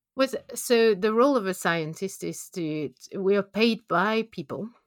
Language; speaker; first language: English; non-native, fluent; French